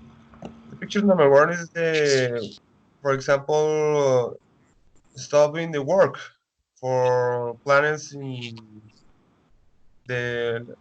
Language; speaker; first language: English; non-native, learner; Spanish